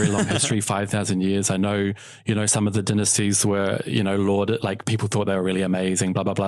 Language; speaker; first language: English; native; English